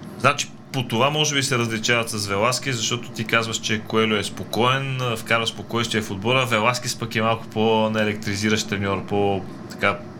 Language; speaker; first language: Bulgarian; native; Bulgarian